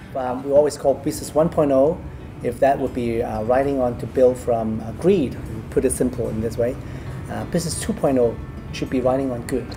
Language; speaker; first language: English; non-native, local second language; Cantonese